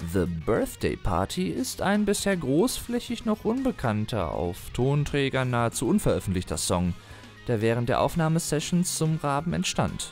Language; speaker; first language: German; native; German